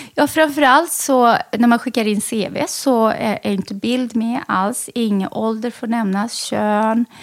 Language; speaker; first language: Swedish; early bilingual, other home language; Arabic